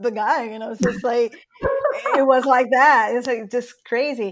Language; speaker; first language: English; non-native, fluent; Portuguese